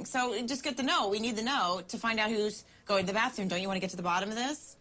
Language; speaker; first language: English; native; English